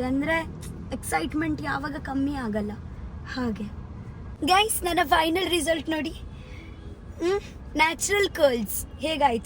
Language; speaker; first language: Kannada; non-native, local second language; Tulu